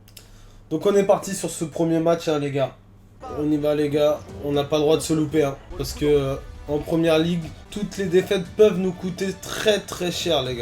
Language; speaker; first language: French; native; French